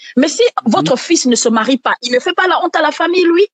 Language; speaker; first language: French; non-native, local second language; Lingala